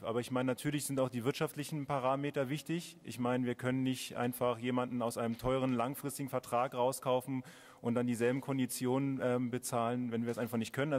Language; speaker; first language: German; native; German